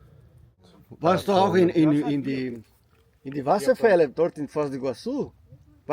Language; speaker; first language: German; early bilingual, heritage; Portuguese